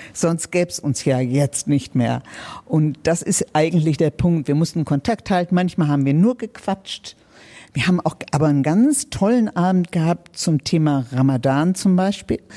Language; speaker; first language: German; native; German